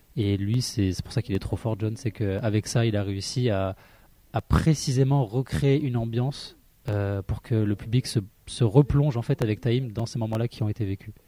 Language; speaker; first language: French; early bilingual, other home language; Arabic